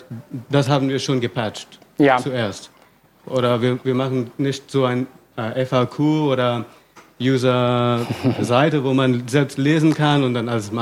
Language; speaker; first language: German; non-native, fluent; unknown